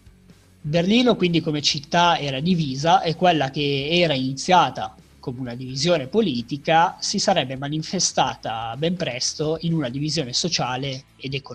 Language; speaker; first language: Italian; native; Italian